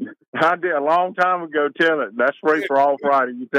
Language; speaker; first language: English; native; English